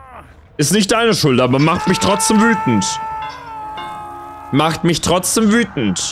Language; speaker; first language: German; native; German